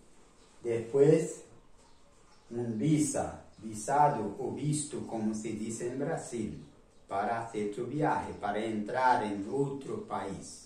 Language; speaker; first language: Spanish; non-native, learner; Portuguese